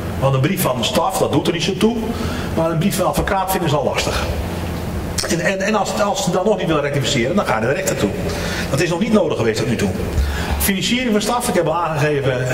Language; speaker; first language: Dutch; native; Dutch